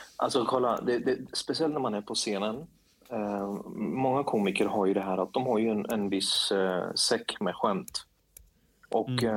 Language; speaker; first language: Swedish; early bilingual, other home language; Kurdish